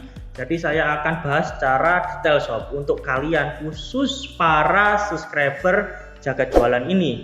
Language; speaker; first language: Indonesian; native; Indonesian